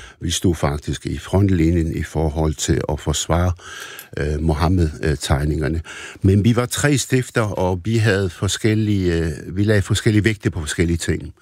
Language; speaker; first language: Danish; early bilingual, other home language; Arabic